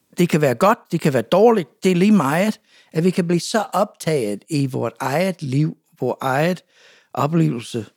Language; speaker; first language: Danish; non-native, fluent; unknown